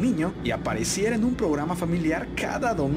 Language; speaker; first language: Spanish; native; Spanish